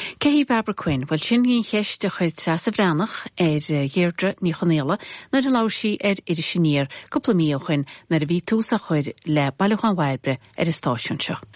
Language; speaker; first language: Irish; native; Irish